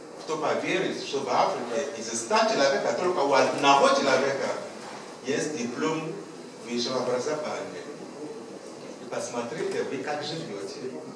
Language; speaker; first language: Russian; non-native, fluent; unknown